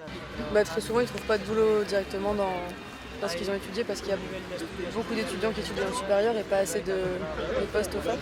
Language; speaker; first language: French; native; French